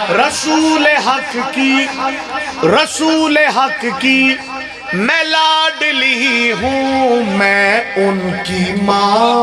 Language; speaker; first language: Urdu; non-native, local second language; Punjabi